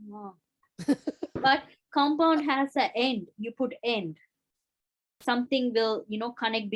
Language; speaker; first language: English; non-native, learner; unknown